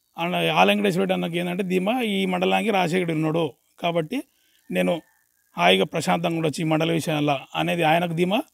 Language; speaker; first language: Telugu; native; Telugu